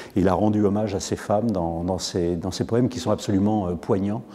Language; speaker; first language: French; native; French